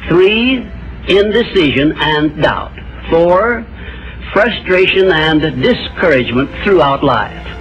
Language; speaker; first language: English; native; English